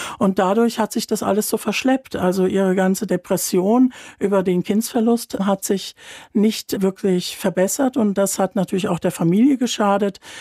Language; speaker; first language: German; early bilingual, other home language; Turkish